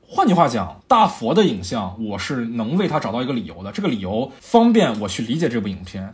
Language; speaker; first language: Chinese; native; Chinese